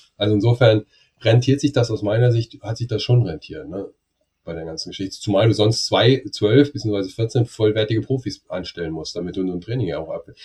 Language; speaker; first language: German; native; German